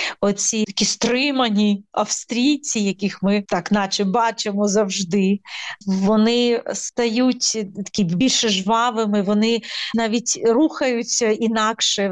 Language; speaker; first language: Ukrainian; native; Ukrainian